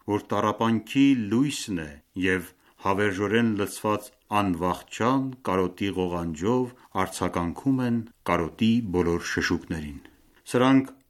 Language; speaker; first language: Armenian; early bilingual, heritage; Armenian